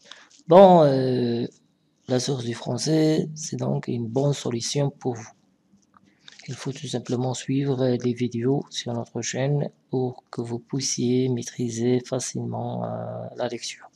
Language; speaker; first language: French; non-native, local second language; Arabic